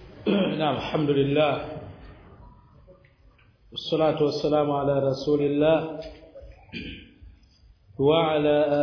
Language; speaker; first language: Arabic; non-native, fluent; Swahili